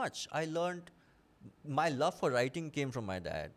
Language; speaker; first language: English; non-native, local second language; Bangla